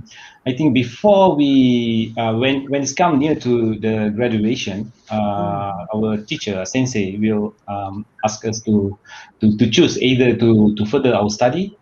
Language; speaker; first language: English; non-native, learner; Malay